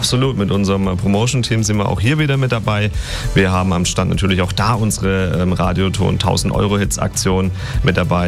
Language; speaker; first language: German; native; German